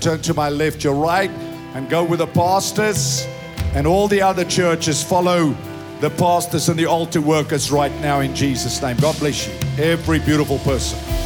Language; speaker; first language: English; non-native, local second language; Afrikaans